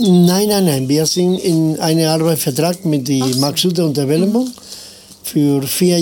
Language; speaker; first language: German; non-native, fluent; Spanish